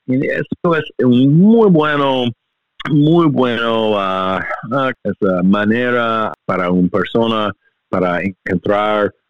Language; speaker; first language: Spanish; non-native, learner; English